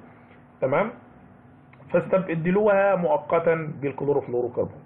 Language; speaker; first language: Arabic; native; Arabic